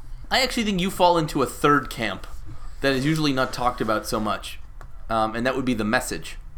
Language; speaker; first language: English; native; English